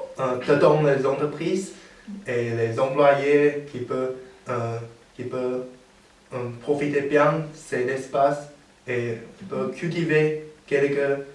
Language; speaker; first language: French; non-native, learner; Chinese